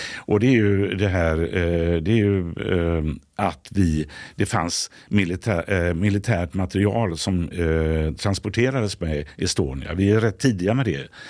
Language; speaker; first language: Swedish; native; Swedish